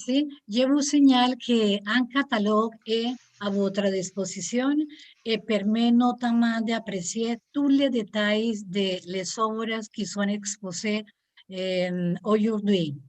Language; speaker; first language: French; non-native, learner; Spanish